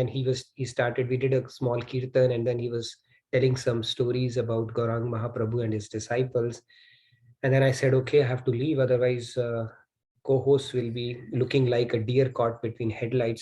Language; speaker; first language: English; non-native, local second language; Hindi